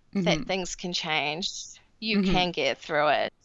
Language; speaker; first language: English; native; English